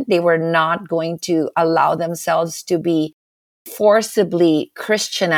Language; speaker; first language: English; non-native, local second language; Filipino